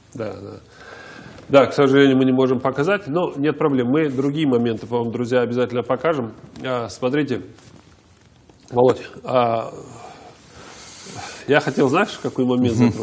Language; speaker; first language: Russian; native; Russian